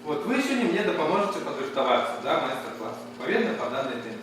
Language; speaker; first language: Russian; non-native, local second language; Ukrainian